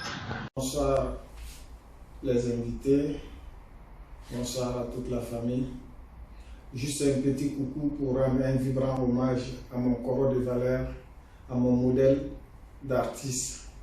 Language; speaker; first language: French; non-native, local second language; Dyula